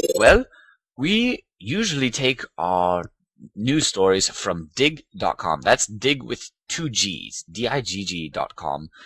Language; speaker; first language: English; native; English